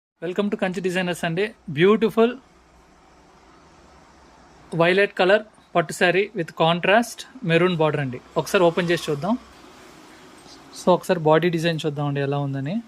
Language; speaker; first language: Telugu; native; Telugu